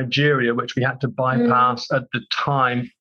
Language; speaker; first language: English; native; English